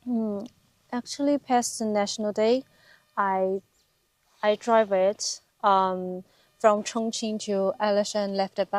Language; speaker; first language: English; non-native, learner; Chinese